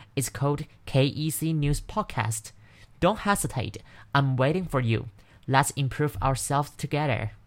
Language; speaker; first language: English; non-native, fluent; Chinese